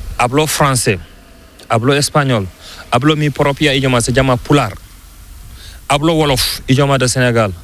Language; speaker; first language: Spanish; non-native, learner; Fula